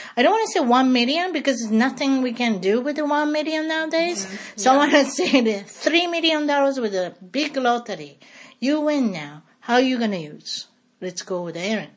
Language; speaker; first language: English; non-native, fluent; Japanese